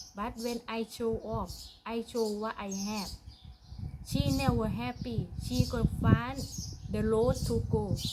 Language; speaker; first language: English; non-native, learner; Thai